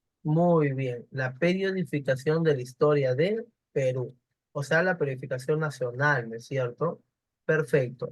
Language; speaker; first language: Spanish; native; Spanish